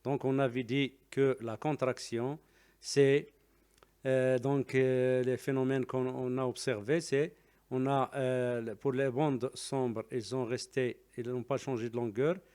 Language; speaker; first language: French; non-native, local second language; Arabic